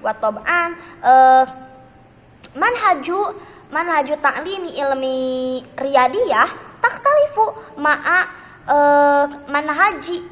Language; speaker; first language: Arabic; non-native, learner; Indonesian